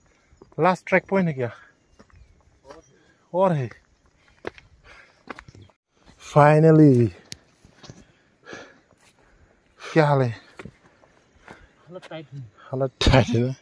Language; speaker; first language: Hindi; non-native, local second language; Karbi